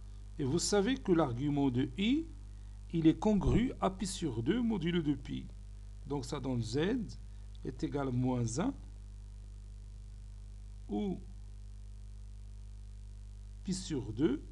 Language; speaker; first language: French; non-native, local second language; Arabic